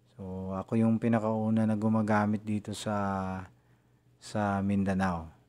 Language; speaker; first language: Filipino; non-native, local second language; Cebuano